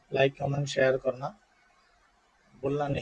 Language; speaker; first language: Hindi; non-native, learner; Bangla